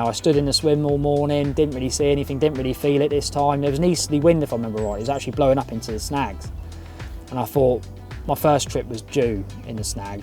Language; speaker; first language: English; native; English